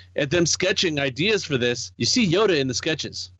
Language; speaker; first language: English; native; English